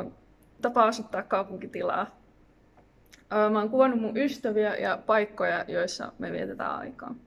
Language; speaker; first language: Finnish; native; Finnish